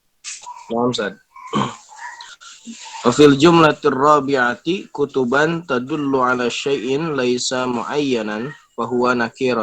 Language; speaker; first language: Arabic; non-native, learner; Indonesian